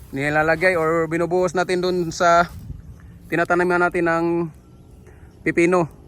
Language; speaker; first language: Filipino; native; Filipino